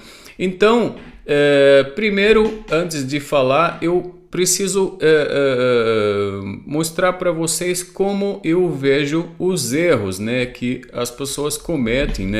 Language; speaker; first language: Portuguese; non-native, fluent; Arabic